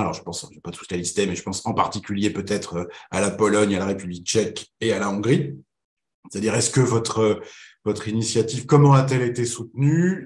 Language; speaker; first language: French; native; French